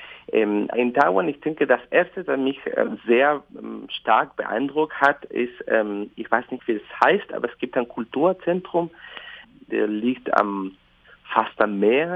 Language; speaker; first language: German; non-native, fluent; Spanish